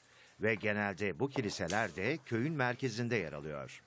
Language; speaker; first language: Turkish; native; Turkish